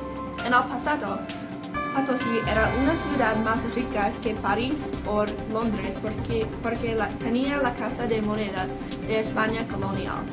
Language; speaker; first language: Spanish; non-native, learner; English